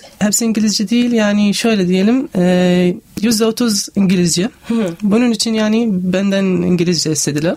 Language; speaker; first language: Turkish; non-native, learner; Arabic